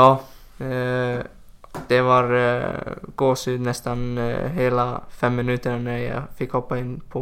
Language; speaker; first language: Swedish; non-native, fluent; Icelandic